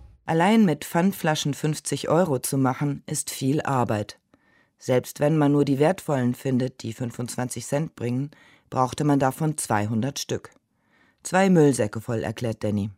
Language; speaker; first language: German; native; German